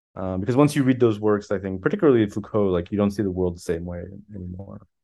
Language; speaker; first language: English; early bilingual, other home language; French